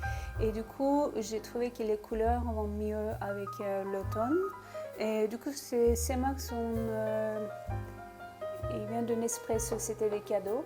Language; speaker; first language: French; non-native, fluent; Turkish